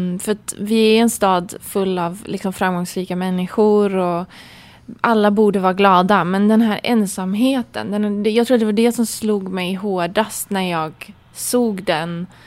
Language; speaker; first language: Swedish; early bilingual, other home language; Persian